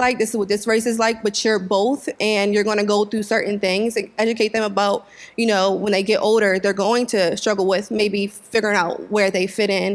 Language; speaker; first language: English; native; English